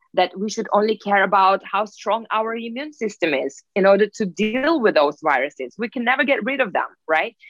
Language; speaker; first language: English; non-native, fluent; Russian